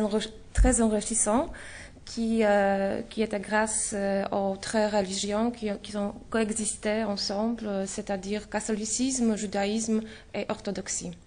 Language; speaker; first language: French; non-native, fluent; Polish